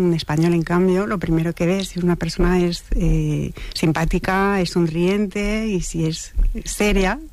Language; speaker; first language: Spanish; non-native, fluent; French